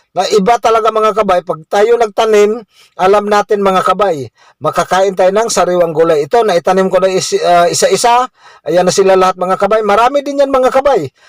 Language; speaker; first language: Filipino; non-native, local second language; Cebuano